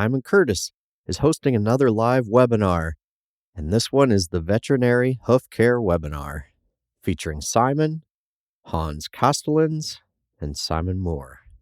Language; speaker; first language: English; native; English